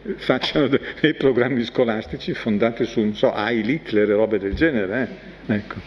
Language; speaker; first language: Italian; native; Italian